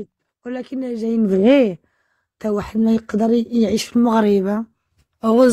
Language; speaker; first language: Arabic; early bilingual, heritage; French